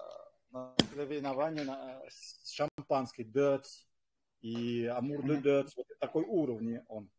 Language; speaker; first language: Russian; non-native, fluent; French